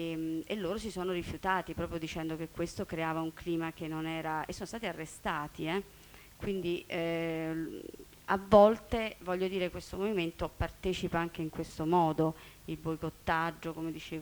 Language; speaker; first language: Italian; native; Italian